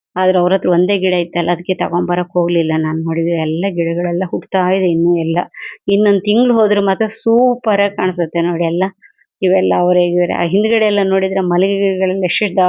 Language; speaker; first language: Kannada; non-native, local second language; Telugu